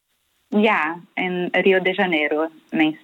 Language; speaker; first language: Dutch; non-native, fluent; Portuguese